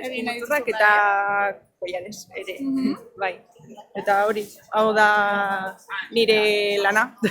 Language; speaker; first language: Basque; non-native, learner; Spanish